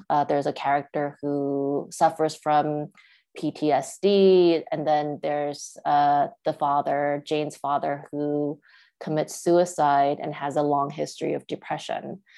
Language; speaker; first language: English; early bilingual, other home language; Chinese